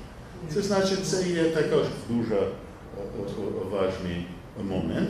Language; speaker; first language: Polish; non-native, learner; English